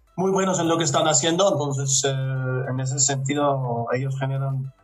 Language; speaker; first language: Spanish; non-native, fluent; Dutch